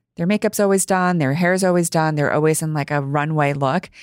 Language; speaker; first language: English; early bilingual, other home language; Cantonese